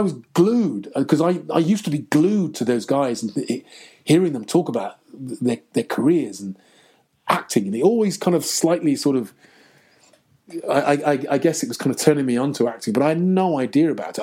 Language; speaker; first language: English; native; English